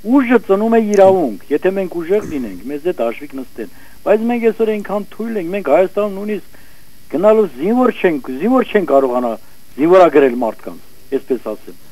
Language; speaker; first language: Armenian; native; Armenian